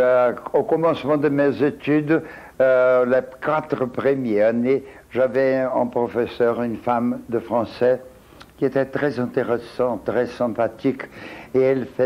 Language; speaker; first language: French; non-native, fluent; Portuguese